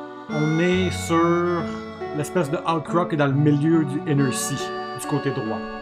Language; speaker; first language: French; native; French